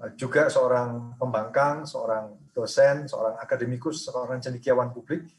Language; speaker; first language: Indonesian; native; Indonesian